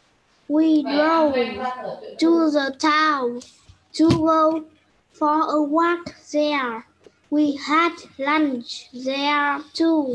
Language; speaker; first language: English; non-native, learner; Vietnamese